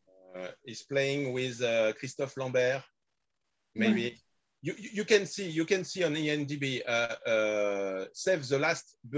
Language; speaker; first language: English; non-native, learner; French